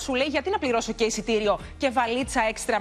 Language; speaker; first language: Greek; native; Greek